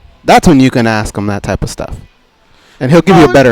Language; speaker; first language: English; native; English